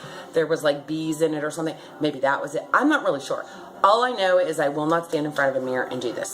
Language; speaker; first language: English; native; English